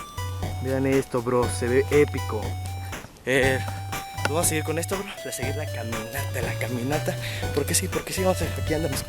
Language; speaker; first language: Spanish; native; Spanish